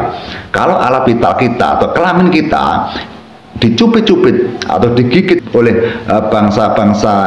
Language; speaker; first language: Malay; non-native, local second language; Javanese